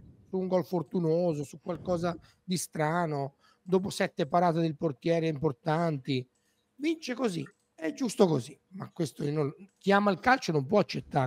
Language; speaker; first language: Italian; native; Italian